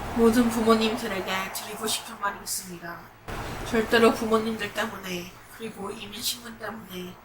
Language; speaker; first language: Korean; early bilingual, heritage; Korean